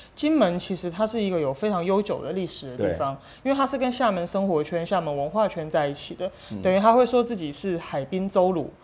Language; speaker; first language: Chinese; native; Chinese